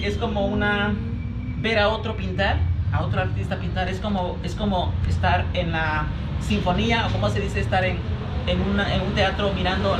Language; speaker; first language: Spanish; native; Spanish